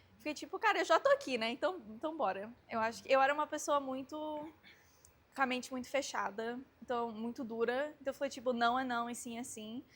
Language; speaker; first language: Portuguese; early bilingual, heritage; Portuguese